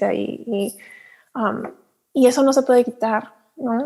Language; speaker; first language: Spanish; early bilingual, heritage; Spanish